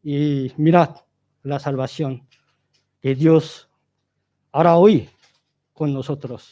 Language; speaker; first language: Spanish; non-native, learner; Korean